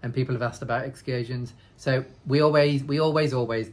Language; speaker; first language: English; native; English